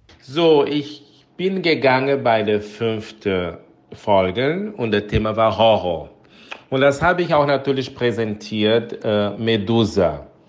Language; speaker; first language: German; non-native, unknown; Portuguese